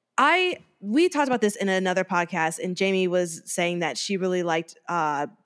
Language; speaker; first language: English; native; English